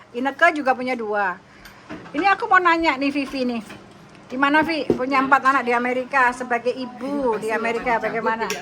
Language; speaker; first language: Indonesian; native; Indonesian